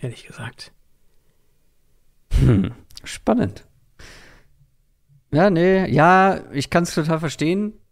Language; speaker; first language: German; native; German